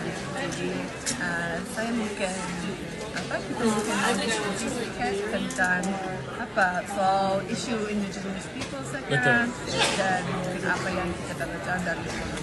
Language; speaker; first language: Indonesian; non-native, learner; English